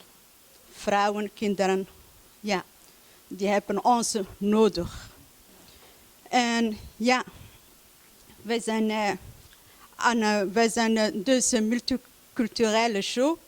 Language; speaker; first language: Dutch; early bilingual, other home language; Somali